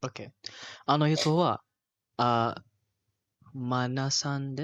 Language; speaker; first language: Japanese; non-native, learner; Malay